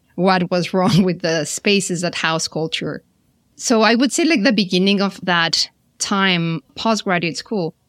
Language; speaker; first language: English; non-native, fluent; Spanish